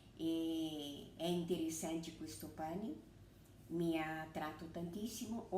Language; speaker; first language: Italian; non-native, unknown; Portuguese